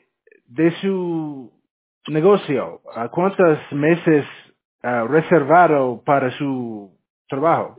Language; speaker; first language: Spanish; non-native, fluent; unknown